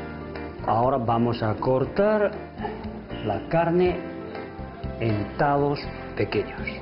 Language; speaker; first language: Spanish; non-native, fluent; Chinese